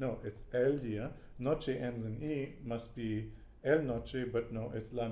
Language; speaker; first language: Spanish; non-native, learner; English